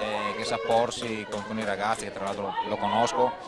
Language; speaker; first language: Italian; native; Italian